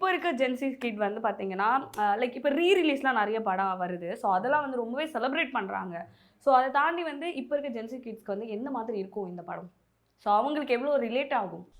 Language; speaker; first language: Tamil; native; Tamil